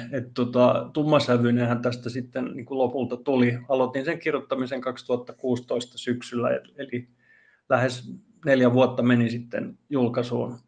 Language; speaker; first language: Finnish; non-native, local second language; Swedish